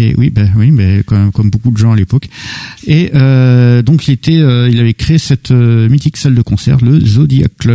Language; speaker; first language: French; native; French